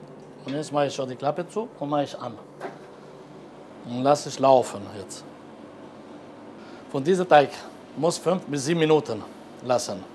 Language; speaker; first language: German; non-native, learner; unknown